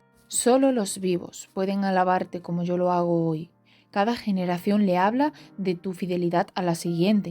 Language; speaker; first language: Spanish; native; Spanish